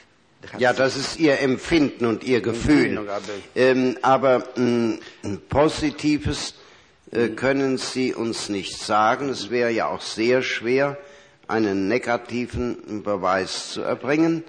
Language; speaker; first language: German; native; German